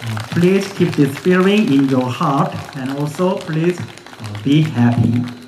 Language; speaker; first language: English; non-native, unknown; Korean